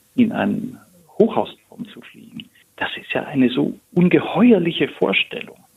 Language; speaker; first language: German; native; German